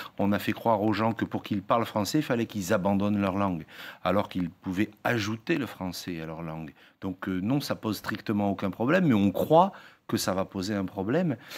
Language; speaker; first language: French; native; French